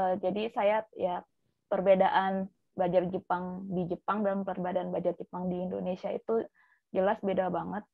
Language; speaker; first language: Indonesian; native; Indonesian